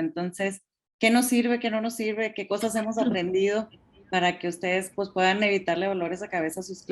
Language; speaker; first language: Spanish; native; Spanish